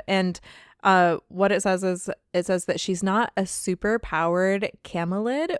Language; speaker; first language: English; native; English